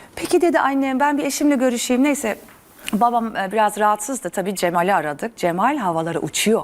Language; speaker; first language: Turkish; early bilingual, heritage; Turkish